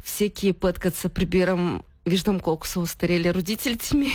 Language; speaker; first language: Bulgarian; early bilingual, heritage; Bulgarian